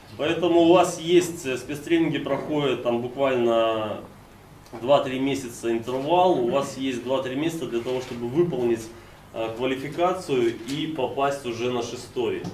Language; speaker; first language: Russian; native; Russian